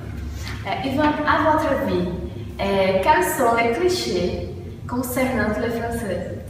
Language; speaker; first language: French; non-native, learner; Portuguese